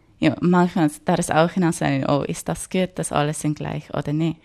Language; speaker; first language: German; non-native, learner; English